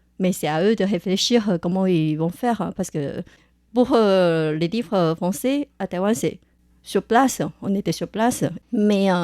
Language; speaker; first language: French; non-native, fluent; Chinese